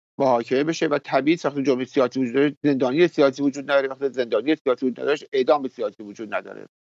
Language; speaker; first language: Persian; native; Persian